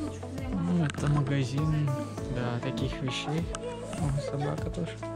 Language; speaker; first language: Russian; non-native, learner; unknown